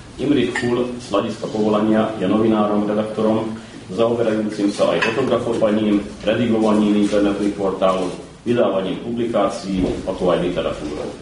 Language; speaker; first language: Slovak; early bilingual, heritage; Slovak